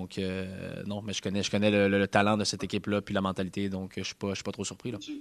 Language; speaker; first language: French; native; French